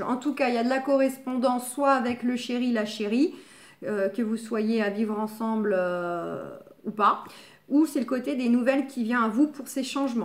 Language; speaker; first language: French; native; French